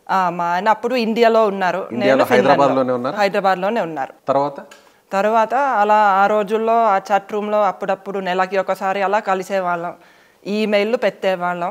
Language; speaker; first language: Telugu; non-native, fluent; Finnish